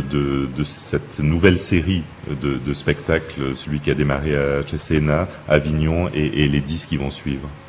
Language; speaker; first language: French; native; French